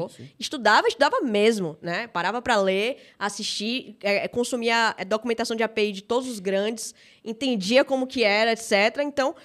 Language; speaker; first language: Portuguese; native; Portuguese